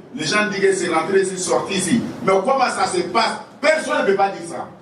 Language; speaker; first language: French; non-native, local second language; Wolof